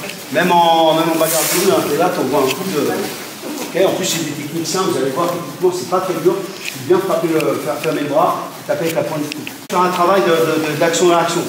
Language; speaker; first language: French; native; French